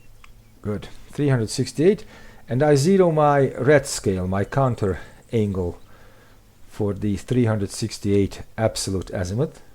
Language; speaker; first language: English; non-native, fluent; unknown